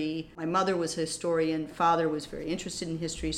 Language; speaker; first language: English; native; English